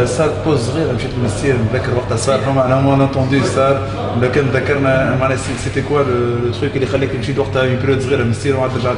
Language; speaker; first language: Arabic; native; Arabic